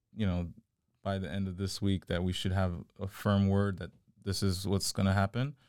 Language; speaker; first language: English; native; English